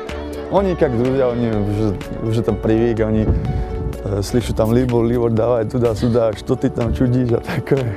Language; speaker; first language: Russian; non-native, learner; Slovak